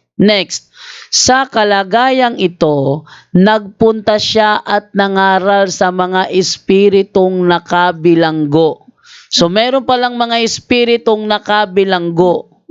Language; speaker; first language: Filipino; native; Filipino